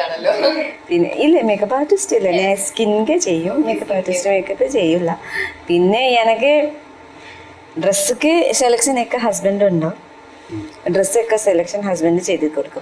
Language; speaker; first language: Malayalam; non-native, learner; Nepali